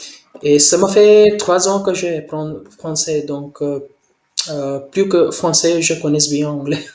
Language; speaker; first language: French; non-native, learner; Hindi